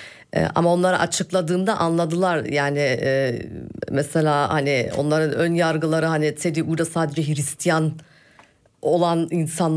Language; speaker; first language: Turkish; early bilingual, heritage; Turkish